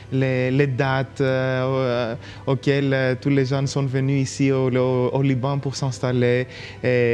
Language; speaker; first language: French; non-native, local second language; Greek